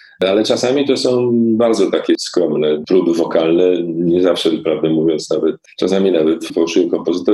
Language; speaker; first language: Polish; native; Polish